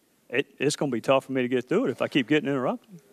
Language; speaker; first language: English; native; English